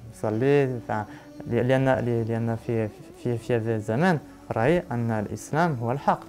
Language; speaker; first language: Arabic; non-native, learner; French